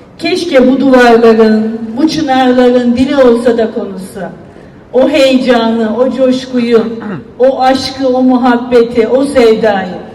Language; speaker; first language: Turkish; native; Turkish